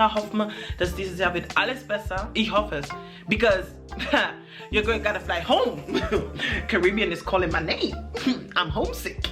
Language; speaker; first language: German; early bilingual, other home language; English